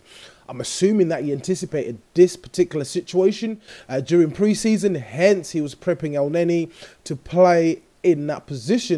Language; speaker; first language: English; native; English